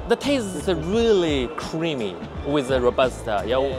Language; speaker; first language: English; non-native, fluent; Chinese